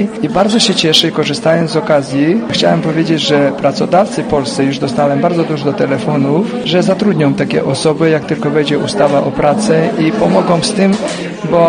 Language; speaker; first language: Polish; non-native, fluent; Ukrainian